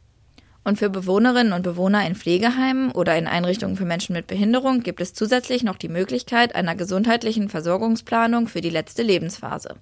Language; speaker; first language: German; native; German